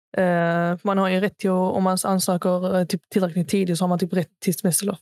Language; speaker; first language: Swedish; native; Swedish